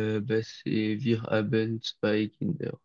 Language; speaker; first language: German; non-native, learner; French